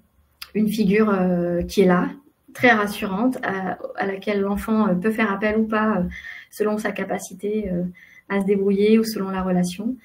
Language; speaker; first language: French; native; French